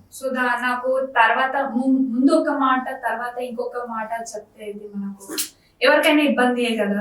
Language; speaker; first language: Telugu; non-native, local second language; Bangla